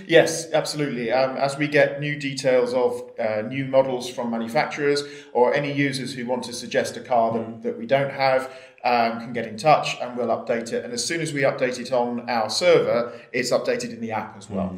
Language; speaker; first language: English; native; English